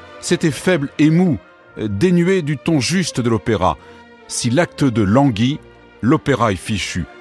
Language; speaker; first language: French; native; French